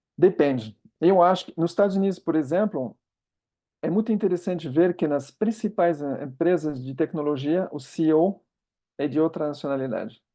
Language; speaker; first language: Portuguese; non-native, fluent; French